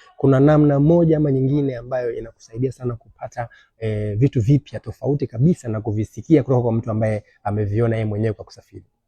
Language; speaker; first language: Swahili; native; Swahili